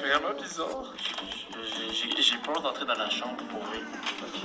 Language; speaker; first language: French; native; French